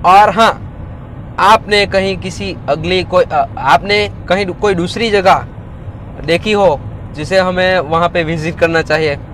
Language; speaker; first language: Hindi; non-native, local second language; Gujarati